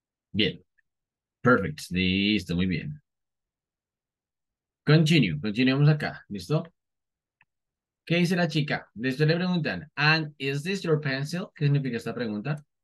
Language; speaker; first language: Spanish; native; Spanish